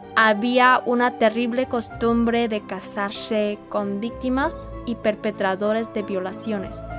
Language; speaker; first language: Spanish; non-native, fluent; Korean